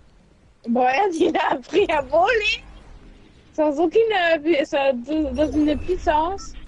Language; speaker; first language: French; native; French